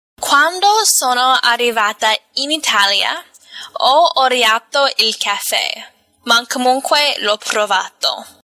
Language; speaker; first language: Italian; non-native, fluent; English